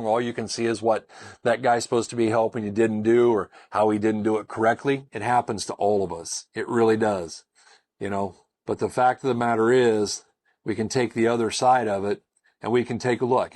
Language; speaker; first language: English; native; English